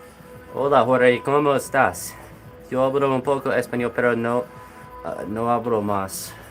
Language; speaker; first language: Spanish; non-native, learner; English